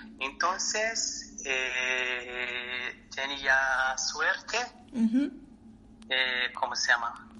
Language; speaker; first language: Spanish; non-native, learner; Arabic